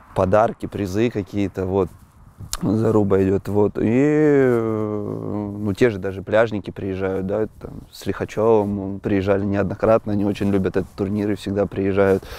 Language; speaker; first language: Russian; native; Russian